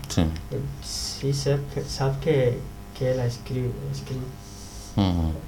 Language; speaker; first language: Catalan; non-native, learner; Spanish